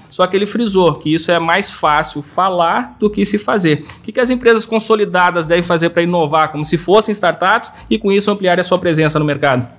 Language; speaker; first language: Portuguese; native; Portuguese